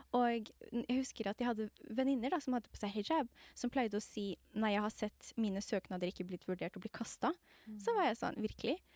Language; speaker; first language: Norwegian; non-native, fluent; Somali